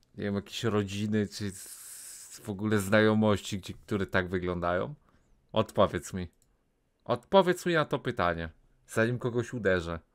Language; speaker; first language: Polish; native; Polish